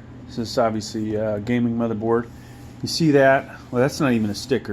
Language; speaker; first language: English; native; English